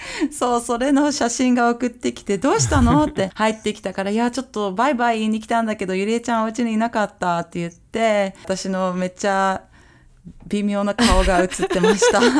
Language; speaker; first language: Japanese; native; Japanese